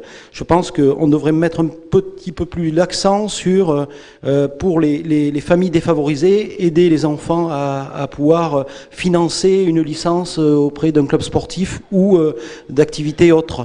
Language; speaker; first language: French; native; French